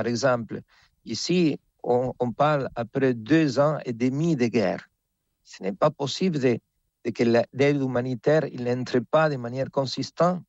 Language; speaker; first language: French; non-native, fluent; Spanish